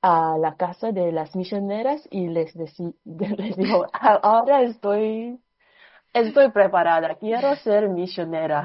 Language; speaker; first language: Spanish; non-native, fluent; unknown